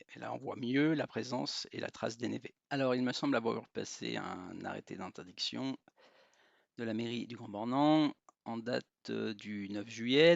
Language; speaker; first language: French; native; French